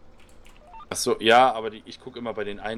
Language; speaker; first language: German; native; German